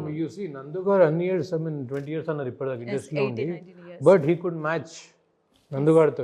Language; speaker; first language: Telugu; native; Telugu